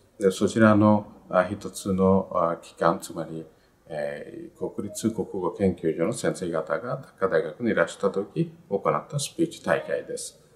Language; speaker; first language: Japanese; non-native, fluent; Bangla